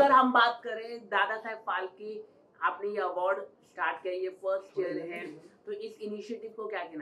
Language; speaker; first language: Hindi; native; Hindi